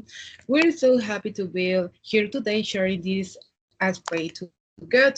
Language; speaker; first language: English; non-native, learner; Spanish